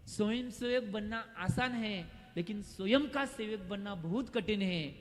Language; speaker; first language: Hindi; non-native, local second language; Marathi